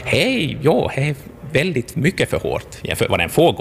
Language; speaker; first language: Swedish; native; Swedish